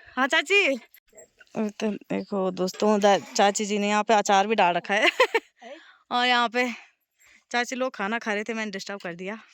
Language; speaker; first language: Hindi; non-native, local second language; Garhwali